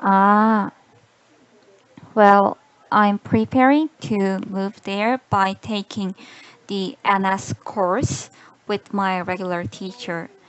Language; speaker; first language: English; non-native, learner; Korean